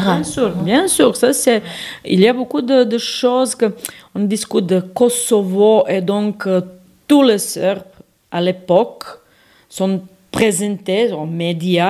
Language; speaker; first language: French; non-native, fluent; Serbian